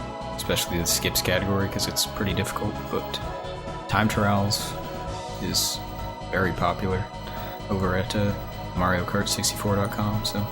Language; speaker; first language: English; native; English